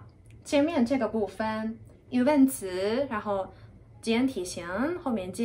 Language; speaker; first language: Chinese; non-native, fluent; Japanese